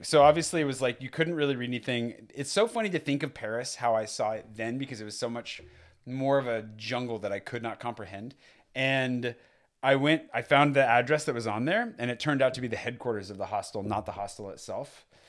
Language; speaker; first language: English; native; English